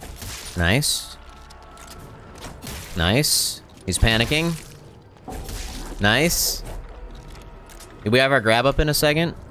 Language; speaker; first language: English; native; English